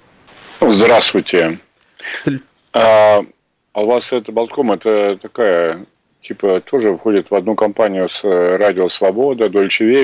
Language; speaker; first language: Russian; native; Russian